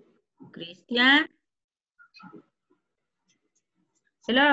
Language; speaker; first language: English; non-native, learner; Spanish